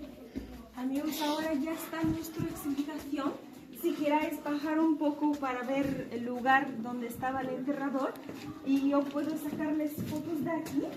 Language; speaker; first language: Spanish; non-native, fluent; Arabic